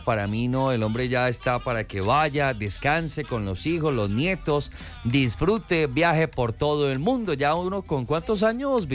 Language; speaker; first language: Spanish; native; Spanish